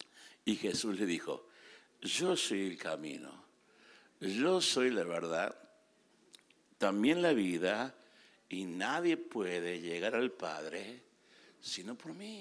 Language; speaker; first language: Spanish; native; Spanish